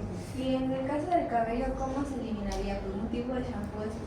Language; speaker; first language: Spanish; native; Spanish